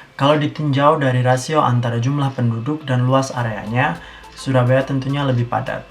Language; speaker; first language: Indonesian; native; Indonesian